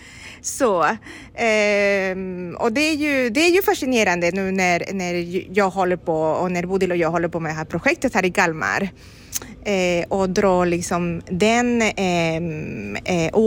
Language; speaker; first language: Swedish; non-native, fluent; Spanish